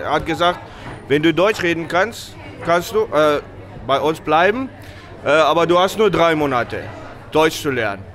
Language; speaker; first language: German; non-native, fluent; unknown